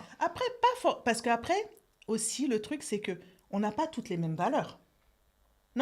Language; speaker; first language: French; native; French